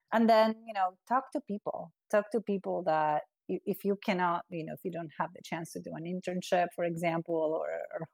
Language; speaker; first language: English; non-native, fluent; Spanish